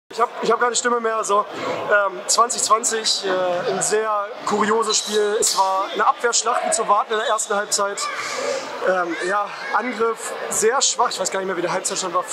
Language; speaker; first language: German; native; German